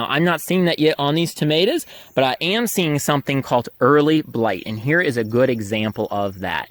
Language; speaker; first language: English; native; English